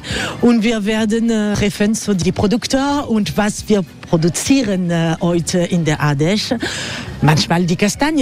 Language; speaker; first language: German; non-native, fluent; French